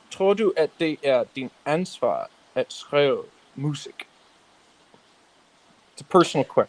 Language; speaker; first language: Danish; non-native, learner; English